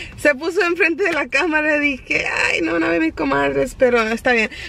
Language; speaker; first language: Spanish; early bilingual, heritage; Spanish